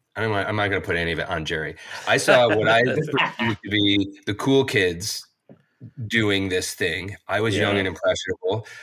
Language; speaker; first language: English; native; English